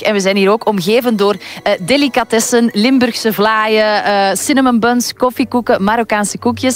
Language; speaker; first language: Dutch; native; Dutch